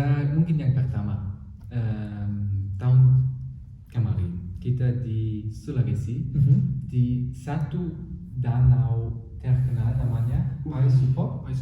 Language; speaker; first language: Indonesian; non-native, fluent; German